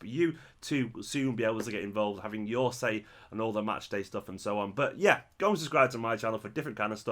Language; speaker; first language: English; native; English